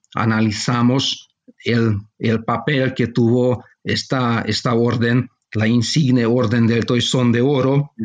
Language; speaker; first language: Spanish; non-native, fluent; Hungarian